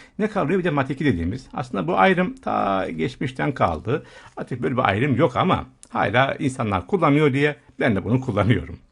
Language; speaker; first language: Turkish; native; Turkish